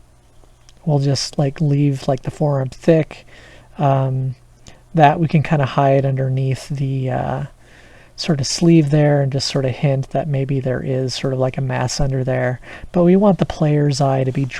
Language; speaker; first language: English; native; English